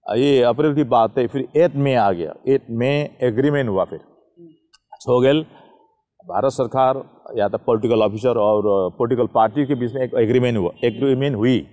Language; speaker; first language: Hindi; non-native, local second language; Nepali